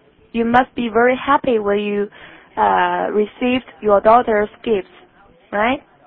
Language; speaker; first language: English; non-native, fluent; Chinese